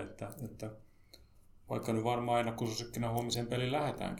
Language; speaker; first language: Finnish; native; Finnish